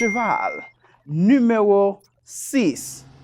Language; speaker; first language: French; non-native, fluent; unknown